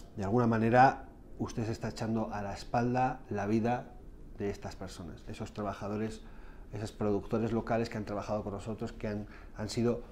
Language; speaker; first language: Spanish; native; Spanish